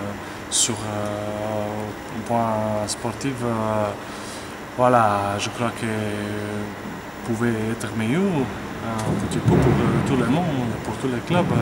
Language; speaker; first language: French; non-native, learner; Portuguese